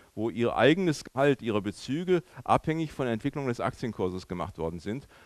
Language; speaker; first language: German; native; German